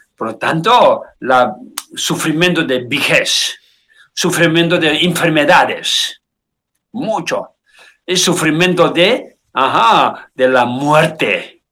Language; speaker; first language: Spanish; non-native, learner; Tibetan